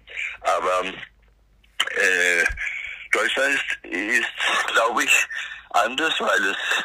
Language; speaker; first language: German; non-native, fluent; Swedish